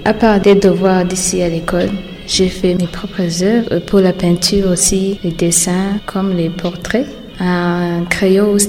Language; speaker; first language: French; non-native, local second language; Rundi